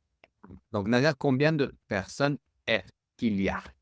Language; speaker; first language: French; non-native, fluent; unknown